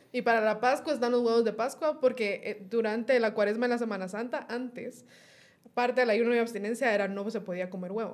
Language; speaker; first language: Spanish; native; Spanish